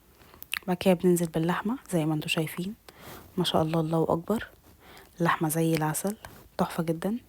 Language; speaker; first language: Arabic; native; Arabic